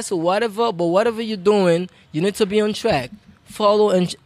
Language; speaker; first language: English; non-native, local second language; Krio